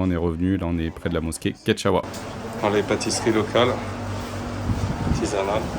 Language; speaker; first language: French; native; French